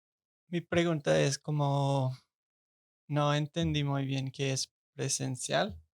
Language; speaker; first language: Spanish; non-native, learner; English